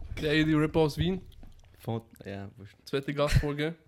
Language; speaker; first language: German; native; German